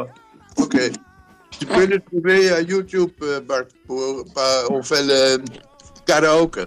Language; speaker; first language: French; non-native, learner; Dutch